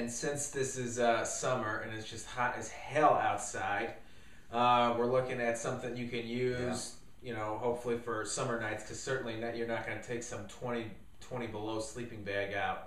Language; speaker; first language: English; native; English